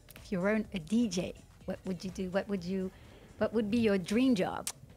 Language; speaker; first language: English; non-native, fluent; French